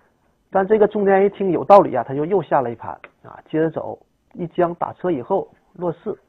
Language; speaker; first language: Chinese; native; Chinese